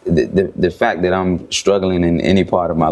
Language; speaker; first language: English; native; English